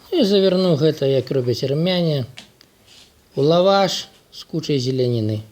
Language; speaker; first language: Belarusian; native; Belarusian